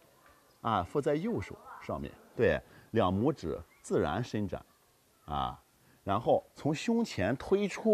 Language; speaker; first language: Chinese; native; Chinese